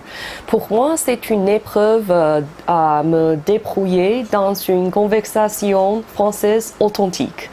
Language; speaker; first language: French; non-native, fluent; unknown